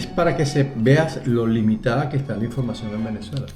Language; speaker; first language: Spanish; native; Spanish